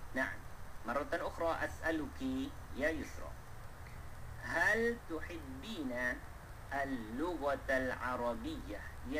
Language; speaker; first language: Arabic; non-native, fluent; Malay